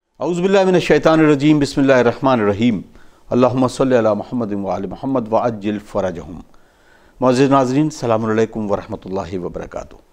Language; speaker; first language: Urdu; native; Urdu